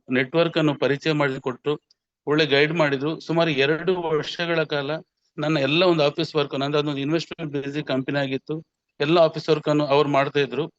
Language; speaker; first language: Kannada; native; Kannada